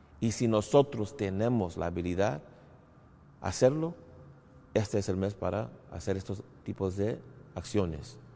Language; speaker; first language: Spanish; non-native, fluent; English